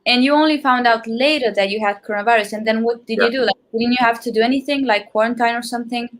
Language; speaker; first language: English; non-native, fluent; Italian